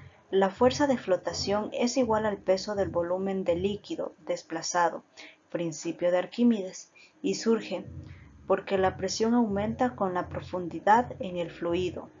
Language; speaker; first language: Spanish; native; Spanish